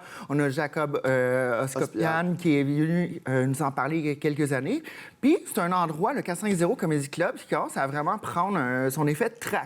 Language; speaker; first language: French; native; French